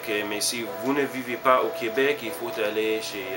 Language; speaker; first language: French; non-native, learner; English